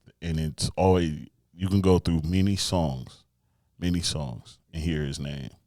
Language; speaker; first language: English; native; English